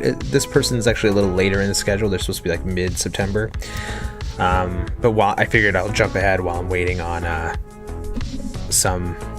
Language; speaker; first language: English; native; English